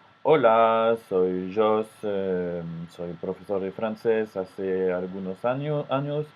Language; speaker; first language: Spanish; non-native, fluent; French